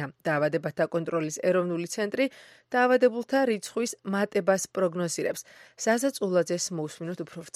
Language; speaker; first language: Georgian; native; Georgian